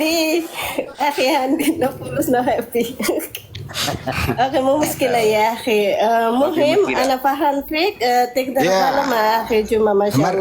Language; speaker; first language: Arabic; non-native, learner; Indonesian